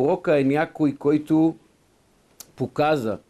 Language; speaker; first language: Bulgarian; non-native, fluent; Hebrew